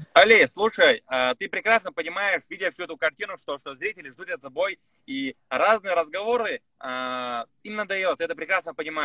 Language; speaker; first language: Russian; native; Russian